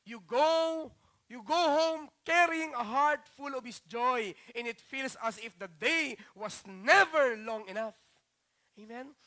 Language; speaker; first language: English; non-native, local second language; Filipino